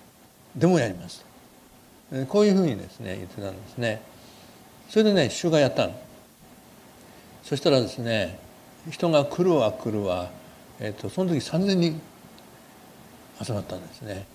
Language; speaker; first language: Japanese; native; Japanese